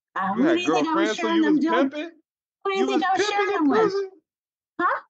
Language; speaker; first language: English; native; English